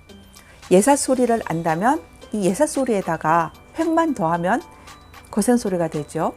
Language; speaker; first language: Korean; native; Korean